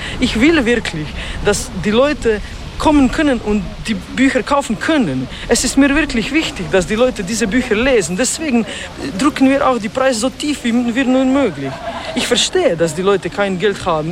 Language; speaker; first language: German; non-native, fluent; Slovenian